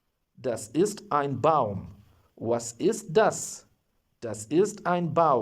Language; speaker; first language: German; non-native, fluent; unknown